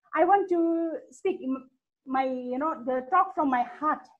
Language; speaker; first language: English; non-native, fluent; Hindi